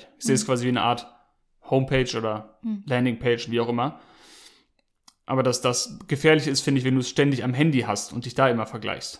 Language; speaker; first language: German; native; German